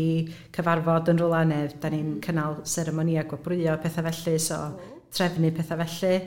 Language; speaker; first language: Welsh; native; Welsh